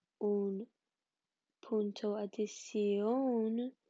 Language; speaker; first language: Spanish; non-native, learner; English